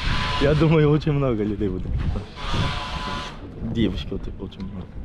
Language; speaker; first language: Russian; non-native, learner; Portuguese